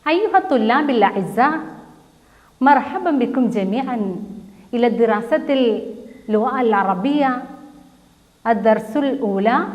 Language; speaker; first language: Arabic; non-native, fluent; Malayalam